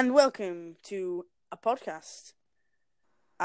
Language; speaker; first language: English; native; English